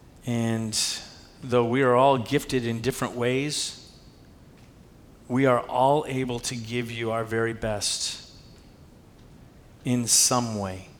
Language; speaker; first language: English; native; English